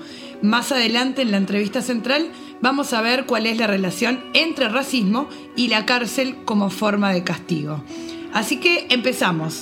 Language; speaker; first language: Spanish; native; Spanish